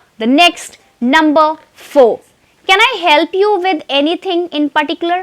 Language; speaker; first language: English; non-native, fluent; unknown